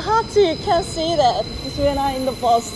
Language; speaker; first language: English; non-native, learner; Korean